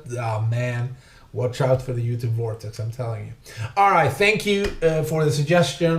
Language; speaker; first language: English; native; English